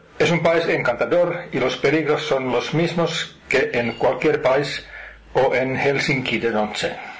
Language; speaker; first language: Spanish; non-native, fluent; Finnish